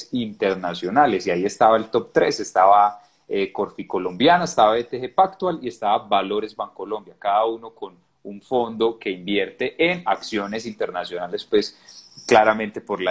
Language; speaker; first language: Spanish; native; Spanish